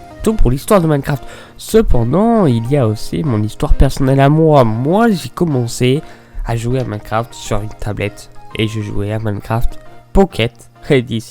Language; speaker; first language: French; native; French